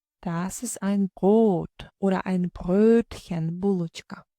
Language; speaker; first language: German; non-native, fluent; Ukrainian